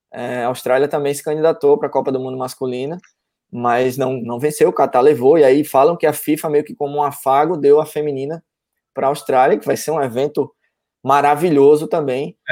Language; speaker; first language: Portuguese; native; Portuguese